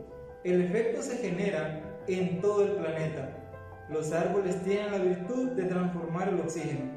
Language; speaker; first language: Spanish; native; Spanish